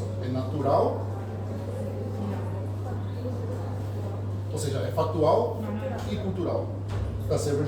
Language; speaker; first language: Spanish; non-native, fluent; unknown